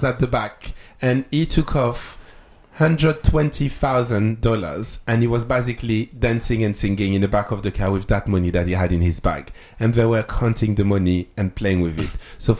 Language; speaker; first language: English; non-native, fluent; French